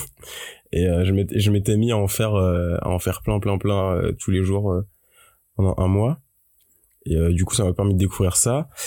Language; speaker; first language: French; native; French